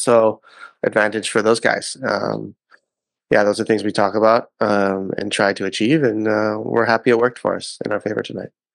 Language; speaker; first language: English; native; English